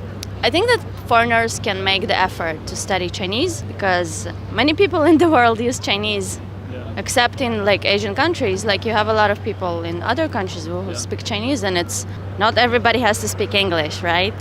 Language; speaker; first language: English; non-native, fluent; Hebrew